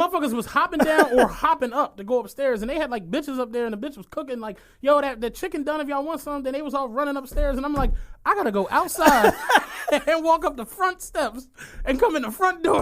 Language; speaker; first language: English; native; English